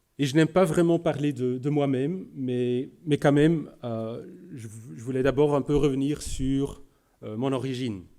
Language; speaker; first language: French; non-native, local second language; Dutch